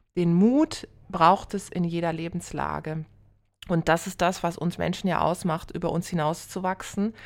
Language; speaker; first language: German; native; German